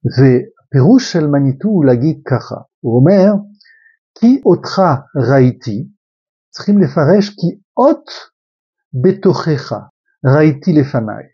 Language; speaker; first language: Hebrew; non-native, fluent; French